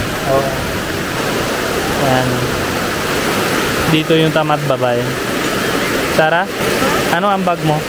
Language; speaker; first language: Filipino; non-native, learner; Punjabi